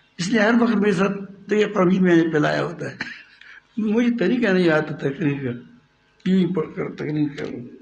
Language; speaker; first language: Urdu; non-native, local second language; Pashto